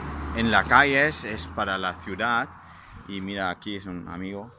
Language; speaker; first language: Spanish; non-native, learner; German